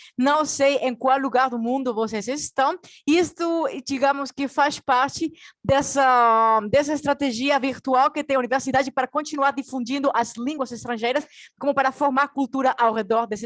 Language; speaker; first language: Portuguese; non-native, fluent; Spanish